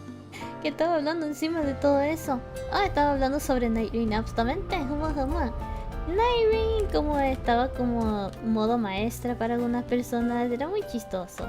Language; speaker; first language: Spanish; early bilingual, heritage; Spanish